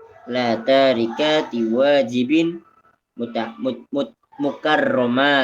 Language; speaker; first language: Arabic; non-native, learner; Indonesian